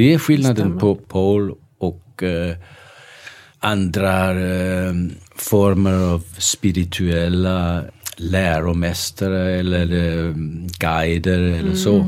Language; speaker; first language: Swedish; non-native, fluent; Danish